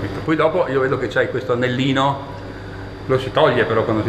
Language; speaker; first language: Italian; native; Italian